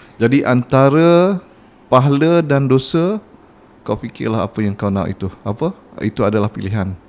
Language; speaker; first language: Malay; native; Malay